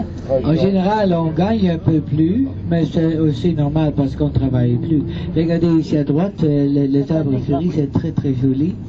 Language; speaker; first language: French; non-native, fluent; Dutch